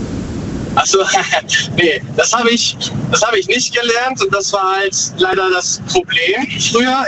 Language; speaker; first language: German; native; German